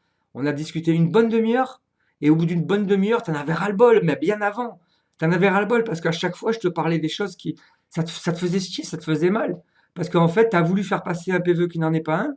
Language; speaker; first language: French; native; French